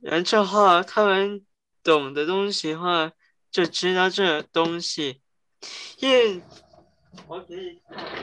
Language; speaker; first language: Chinese; early bilingual, heritage; Cantonese